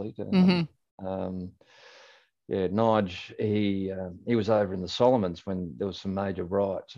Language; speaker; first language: English; native; English